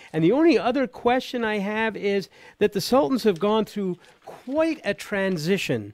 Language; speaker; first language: English; native; English